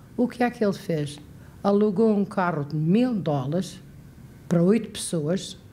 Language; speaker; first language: Portuguese; native; Portuguese